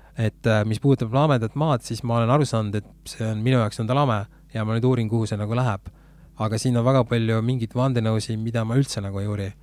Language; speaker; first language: Estonian; native; Estonian